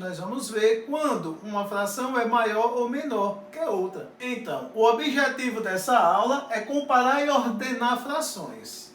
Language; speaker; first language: Portuguese; native; Portuguese